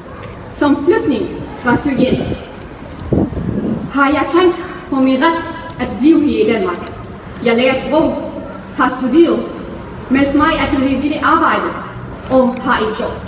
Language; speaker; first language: Danish; non-native, fluent; Arabic